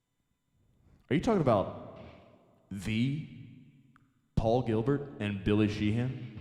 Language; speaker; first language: English; native; English